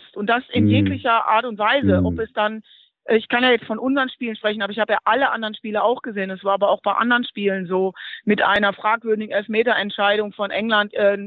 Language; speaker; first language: German; native; German